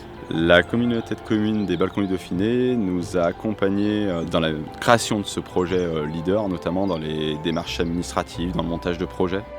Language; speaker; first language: French; native; French